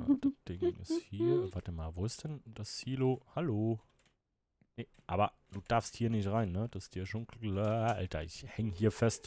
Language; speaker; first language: German; native; German